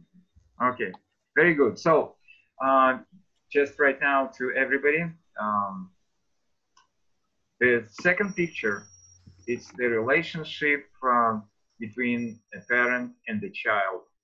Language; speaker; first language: English; non-native, fluent; Russian